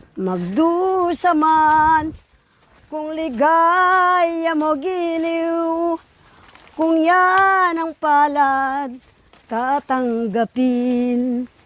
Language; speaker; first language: Filipino; non-native, local second language; Pampanga